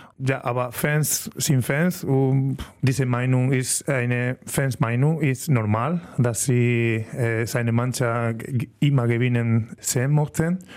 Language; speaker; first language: German; non-native, learner; Spanish